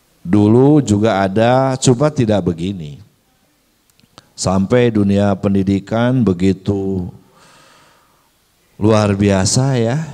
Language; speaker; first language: Indonesian; native; Indonesian